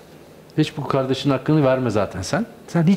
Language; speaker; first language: Turkish; native; Turkish